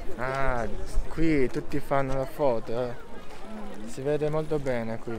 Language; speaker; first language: Italian; non-native, learner; Japanese